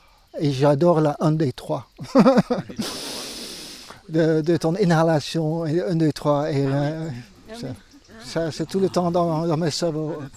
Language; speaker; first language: French; non-native, fluent; Dutch